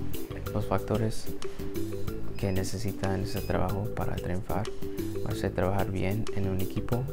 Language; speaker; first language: Spanish; early bilingual, heritage; Spanish